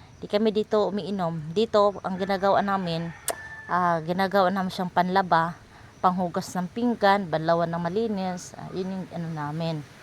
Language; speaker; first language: Filipino; non-native, local second language; Cebuano